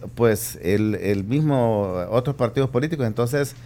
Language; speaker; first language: Spanish; native; Spanish